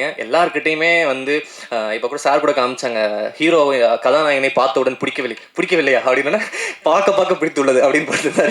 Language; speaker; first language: Tamil; native; Tamil